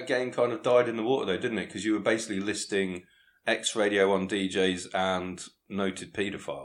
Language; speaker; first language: English; native; English